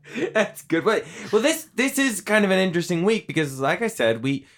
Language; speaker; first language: English; native; English